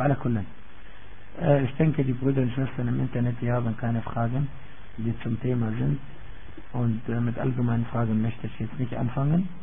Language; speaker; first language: German; non-native, fluent; Arabic